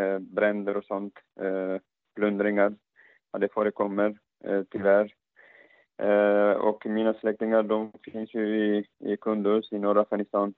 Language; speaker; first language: Swedish; non-native, fluent; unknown